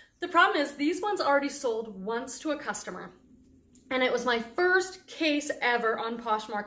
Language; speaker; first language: English; native; English